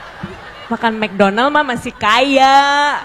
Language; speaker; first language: Indonesian; native; Indonesian